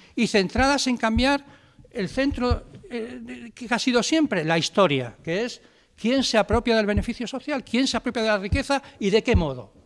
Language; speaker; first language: Spanish; native; Spanish